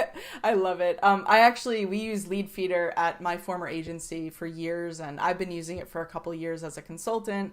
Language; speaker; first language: English; native; English